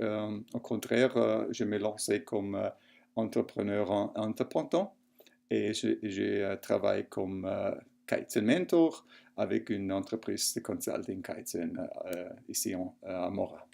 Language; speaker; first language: French; non-native, fluent; German